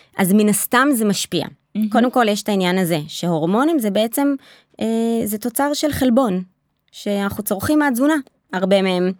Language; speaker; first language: Hebrew; native; Hebrew